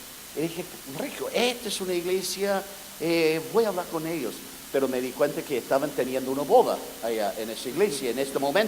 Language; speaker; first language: Spanish; non-native, fluent; English